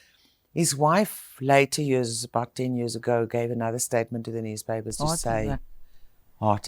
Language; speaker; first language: English; non-native, local second language; Afrikaans